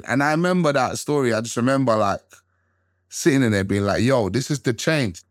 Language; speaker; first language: English; early bilingual, other home language; Krio